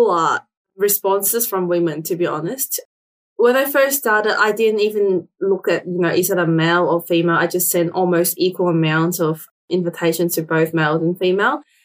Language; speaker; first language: English; non-native, local second language; Cantonese